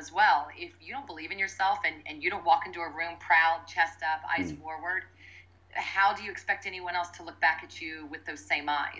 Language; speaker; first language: English; native; English